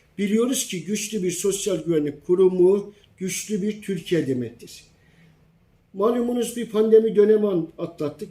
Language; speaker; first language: Turkish; native; Turkish